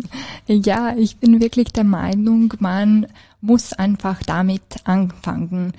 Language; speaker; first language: German; non-native, fluent; Serbian